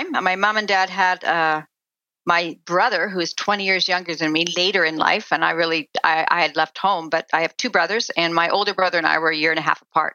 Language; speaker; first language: English; native; English